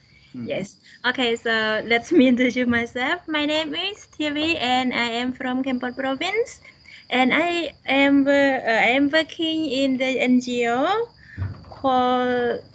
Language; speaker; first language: English; non-native, fluent; Khmer